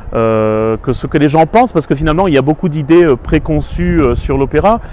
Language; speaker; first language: French; native; French